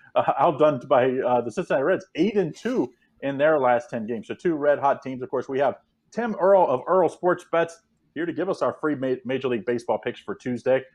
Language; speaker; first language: English; native; English